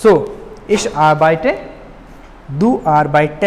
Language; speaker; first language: German; non-native, learner; Hindi